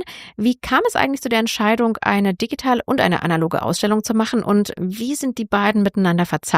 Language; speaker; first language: German; native; German